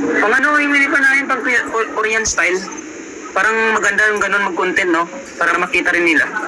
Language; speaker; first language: Filipino; non-native, local second language; Hiligaynon